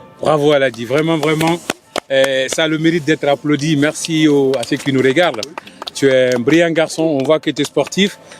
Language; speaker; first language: French; non-native, local second language; Fula